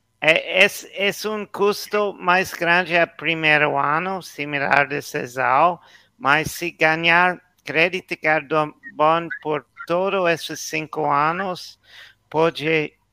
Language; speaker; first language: Portuguese; non-native, learner; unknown